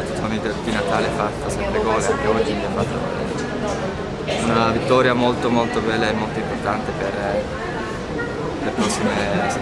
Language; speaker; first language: Italian; non-native, learner; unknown